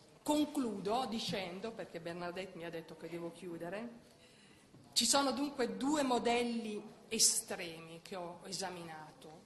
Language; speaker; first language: Italian; native; Italian